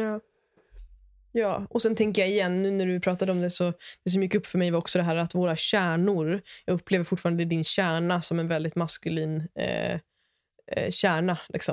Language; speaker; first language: Swedish; native; Swedish